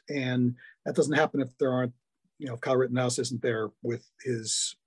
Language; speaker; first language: English; native; English